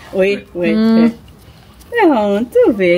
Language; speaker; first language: French; non-native, learner; Portuguese